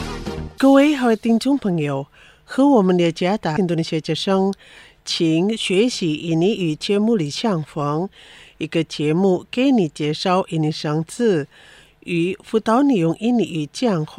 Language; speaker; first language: Chinese; non-native, fluent; Indonesian